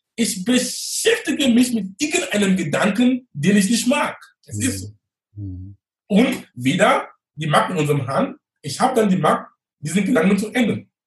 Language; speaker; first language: German; non-native, fluent; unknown